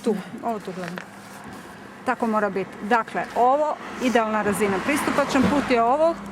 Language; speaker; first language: Croatian; native; Croatian